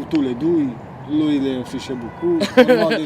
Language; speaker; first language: French; non-native, learner; Romanian